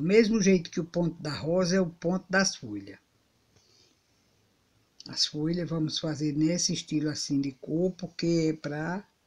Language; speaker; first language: Portuguese; native; Portuguese